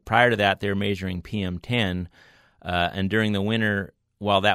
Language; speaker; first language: English; native; English